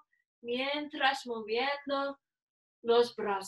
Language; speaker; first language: Spanish; non-native, learner; English